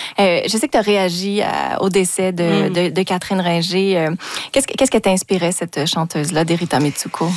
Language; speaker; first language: French; native; French